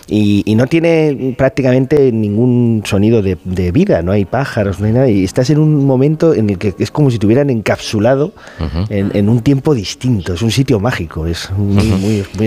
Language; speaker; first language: Spanish; native; Spanish